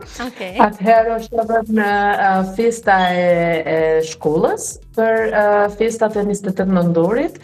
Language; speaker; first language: Albanian; early bilingual, heritage; Albanian